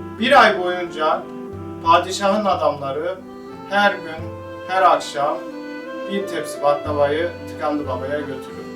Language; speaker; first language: Turkish; native; Turkish